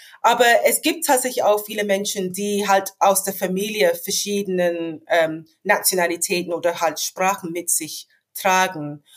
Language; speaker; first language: German; non-native, fluent; English